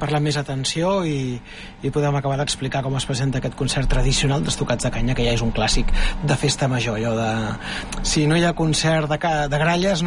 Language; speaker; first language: Catalan; native; Catalan